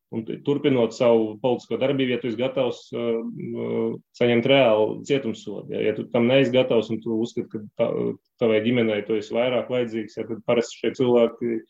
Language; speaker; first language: Latvian; native; Latvian